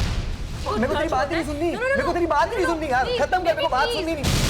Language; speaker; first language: Hindi; native; Hindi